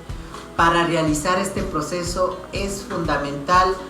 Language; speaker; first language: Spanish; native; Spanish